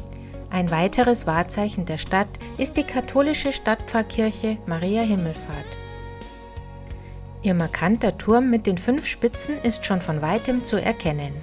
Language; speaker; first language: German; native; German